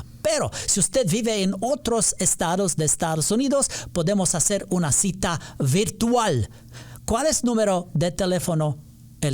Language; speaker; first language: Spanish; non-native, learner; English